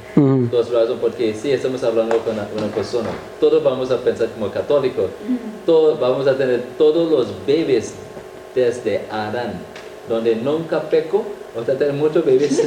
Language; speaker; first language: Spanish; non-native, fluent; English